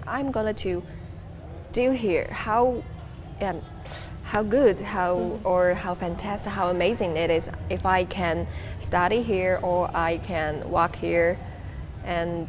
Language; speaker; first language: English; non-native, learner; Chinese